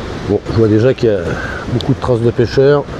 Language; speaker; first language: French; native; French